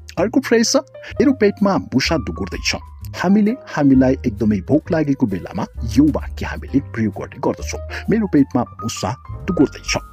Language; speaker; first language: Nepali; native; Nepali